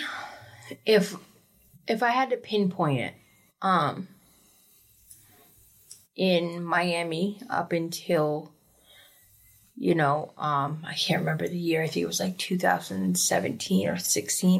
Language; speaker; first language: English; native; English